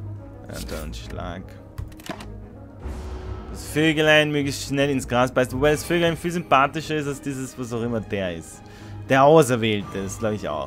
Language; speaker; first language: German; native; German